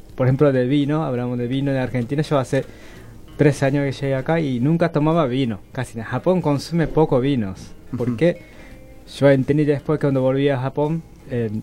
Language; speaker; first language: Spanish; non-native, learner; Japanese